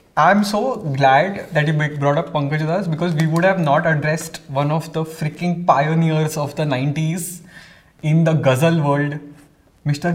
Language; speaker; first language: English; non-native, local second language; Hindi